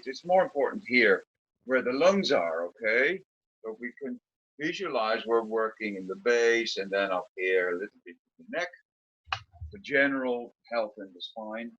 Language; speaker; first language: English; native; English